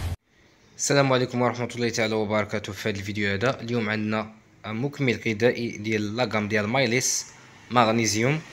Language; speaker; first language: Arabic; native; Arabic